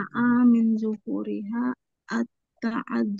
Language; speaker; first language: Arabic; non-native, learner; Indonesian